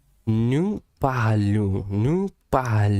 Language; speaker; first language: French; non-native, learner; English